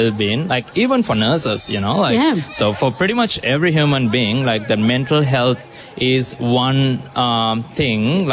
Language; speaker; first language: English; non-native, local second language; Sinhala